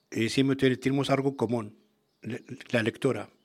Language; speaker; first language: Spanish; non-native, learner; Arabic